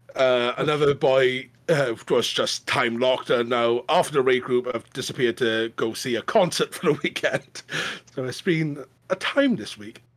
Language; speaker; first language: English; native; English